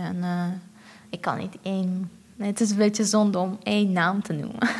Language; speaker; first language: Dutch; non-native, fluent; Persian